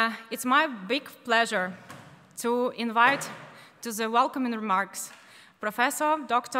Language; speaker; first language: English; non-native, fluent; Ukrainian